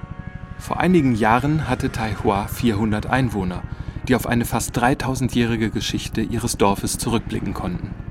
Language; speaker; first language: German; native; German